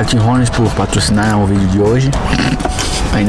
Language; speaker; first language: Portuguese; native; Portuguese